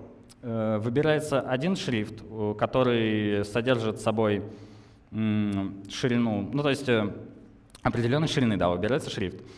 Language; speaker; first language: Russian; native; Russian